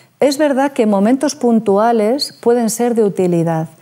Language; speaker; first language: Spanish; native; Spanish